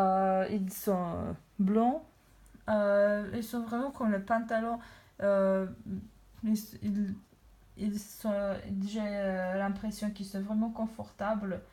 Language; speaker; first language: French; non-native, learner; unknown